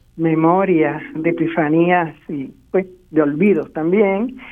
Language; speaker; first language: Spanish; native; Spanish